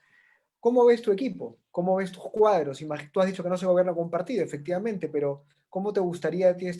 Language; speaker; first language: Spanish; native; Spanish